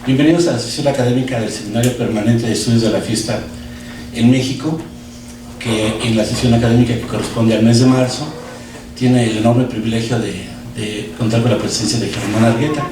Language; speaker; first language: Spanish; native; Spanish